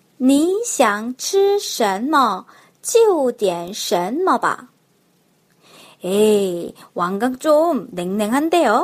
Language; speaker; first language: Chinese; non-native, fluent; Korean